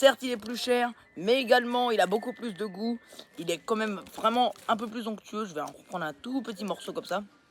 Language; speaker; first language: French; native; French